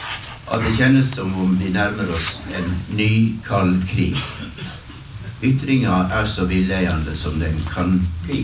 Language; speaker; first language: Norwegian; native; Norwegian